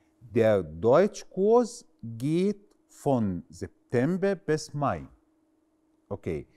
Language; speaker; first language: German; non-native, fluent; Arabic